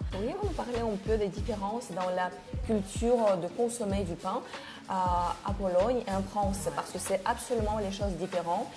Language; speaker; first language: French; non-native, fluent; Russian